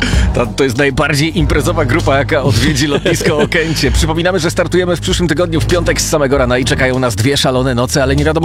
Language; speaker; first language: Polish; native; Polish